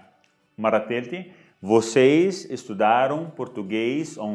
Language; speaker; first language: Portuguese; non-native, fluent; Arabic